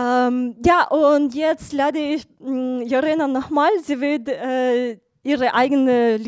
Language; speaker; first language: German; non-native, learner; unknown